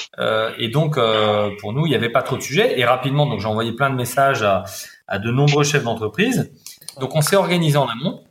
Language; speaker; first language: French; non-native, fluent; Portuguese